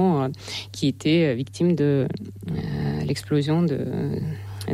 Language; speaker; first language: French; non-native, fluent; Russian